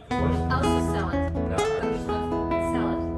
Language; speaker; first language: English; non-native, learner; Russian